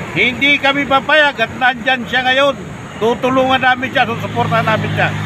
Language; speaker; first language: Filipino; native; Filipino